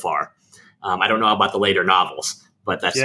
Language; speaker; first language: English; native; English